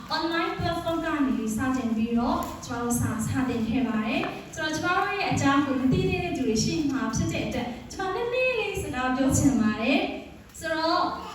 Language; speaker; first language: Burmese; non-native, local second language; Hakha Chin